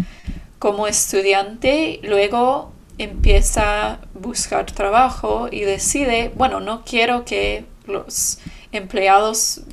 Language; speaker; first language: Spanish; non-native, fluent; English